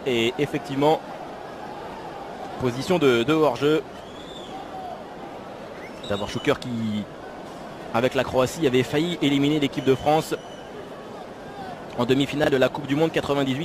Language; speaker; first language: French; native; French